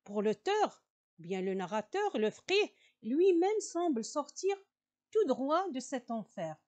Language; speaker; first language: French; non-native, local second language; Arabic